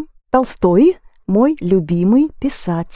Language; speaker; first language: Russian; non-native, fluent; English